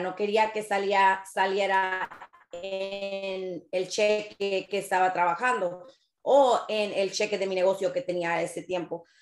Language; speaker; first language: Spanish; early bilingual, heritage; Spanish